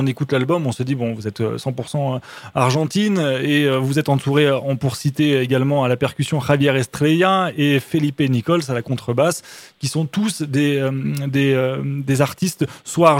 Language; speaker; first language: French; native; French